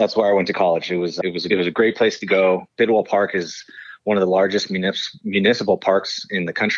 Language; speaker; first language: English; native; English